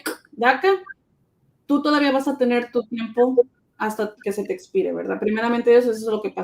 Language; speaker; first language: Spanish; early bilingual, other home language; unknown